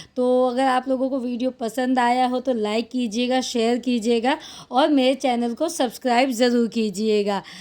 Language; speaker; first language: Hindi; native; Hindi